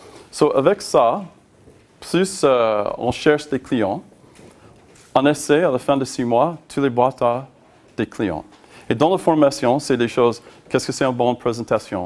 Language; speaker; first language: French; non-native, learner; English